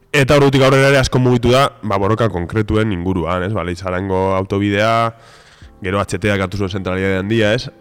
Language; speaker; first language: Basque; native; Basque